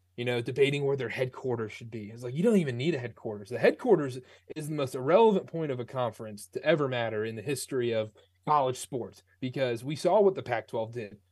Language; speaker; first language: English; native; English